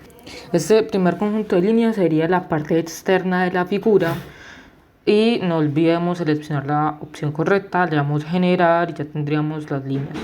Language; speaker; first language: Spanish; native; Spanish